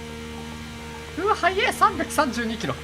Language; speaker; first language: Japanese; native; Japanese